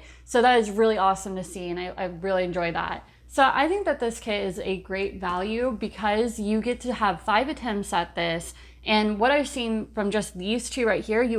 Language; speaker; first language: English; native; English